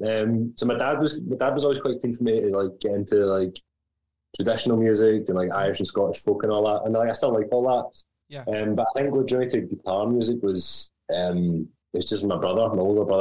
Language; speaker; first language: English; native; English